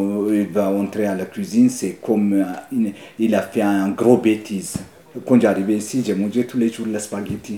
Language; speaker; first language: French; non-native, learner; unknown